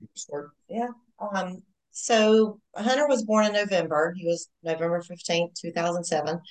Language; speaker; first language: English; native; English